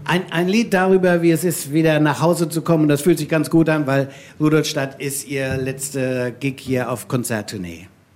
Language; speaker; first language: German; native; German